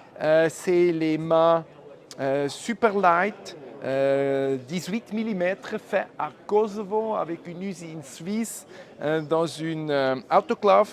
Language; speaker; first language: French; non-native, fluent; German